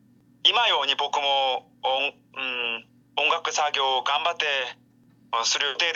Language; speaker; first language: Japanese; non-native, learner; Korean